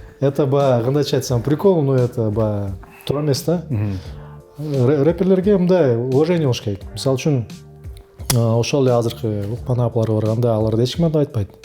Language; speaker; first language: Kyrgyz; non-native, local second language; Russian